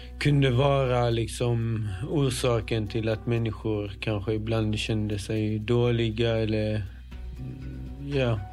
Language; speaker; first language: Swedish; native; Swedish